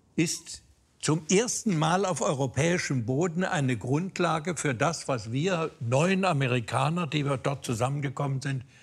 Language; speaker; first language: German; native; German